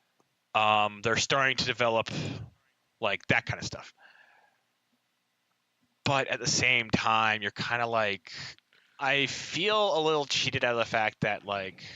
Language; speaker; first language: English; native; English